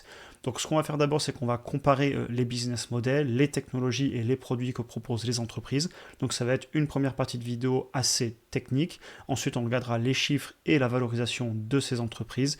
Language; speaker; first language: French; native; French